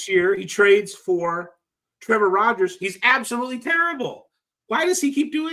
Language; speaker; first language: English; native; English